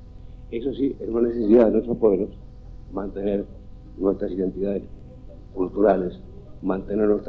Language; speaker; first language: Spanish; native; Spanish